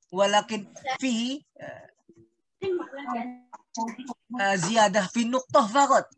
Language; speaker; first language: Arabic; non-native, learner; Indonesian